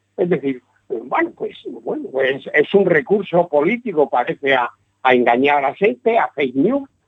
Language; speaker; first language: Galician; non-native, local second language; Spanish